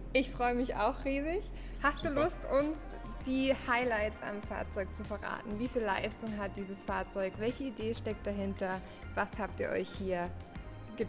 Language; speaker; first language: German; native; German